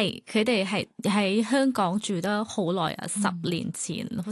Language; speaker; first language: Cantonese; non-native, learner; Thai